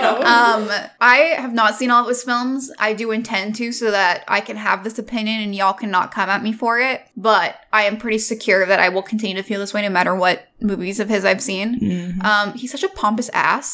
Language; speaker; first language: English; native; English